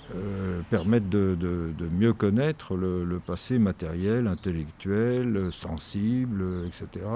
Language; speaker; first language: French; native; French